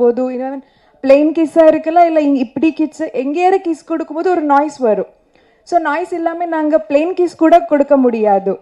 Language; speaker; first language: Tamil; non-native, learner; Kannada